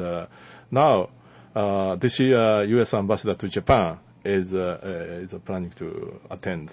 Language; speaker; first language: English; non-native, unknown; Japanese